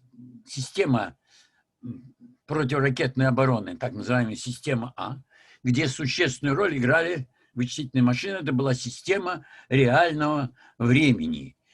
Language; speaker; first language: Russian; native; Russian